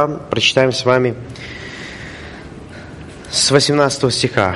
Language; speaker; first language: Russian; native; Russian